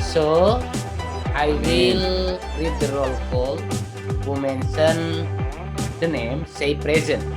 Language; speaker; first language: English; non-native, local second language; Indonesian